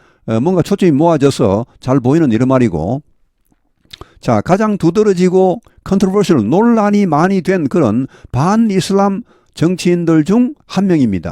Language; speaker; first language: Korean; native; Korean